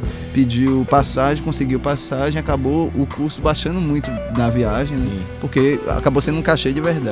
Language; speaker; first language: Portuguese; native; Portuguese